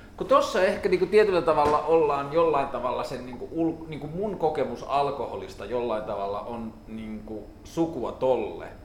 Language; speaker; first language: Finnish; native; Finnish